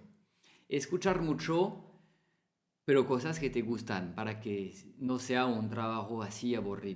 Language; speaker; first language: Spanish; non-native, fluent; French